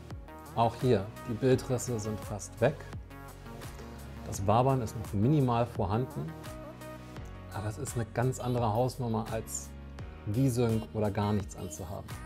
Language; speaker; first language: German; native; German